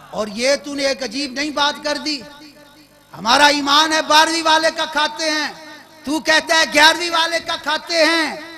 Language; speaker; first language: Urdu; non-native, local second language; Sindhi